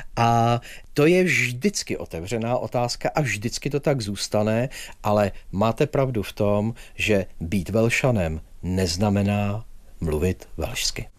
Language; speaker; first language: Czech; native; Czech